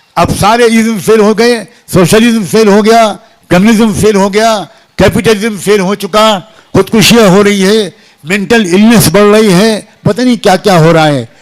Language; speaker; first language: Urdu; native; Urdu